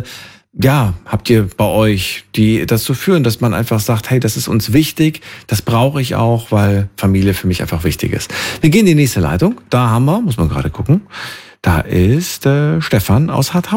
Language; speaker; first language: German; native; German